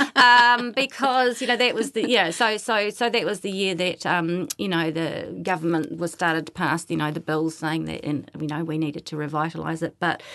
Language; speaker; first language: English; native; English